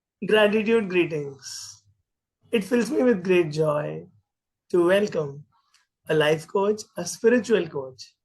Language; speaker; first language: English; non-native, local second language; Hindi